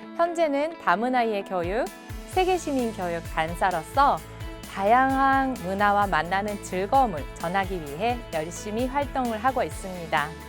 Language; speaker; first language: Korean; non-native, fluent; Japanese